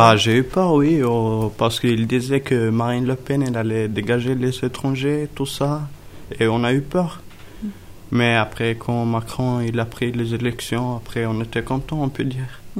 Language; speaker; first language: French; early bilingual, other home language; Albanian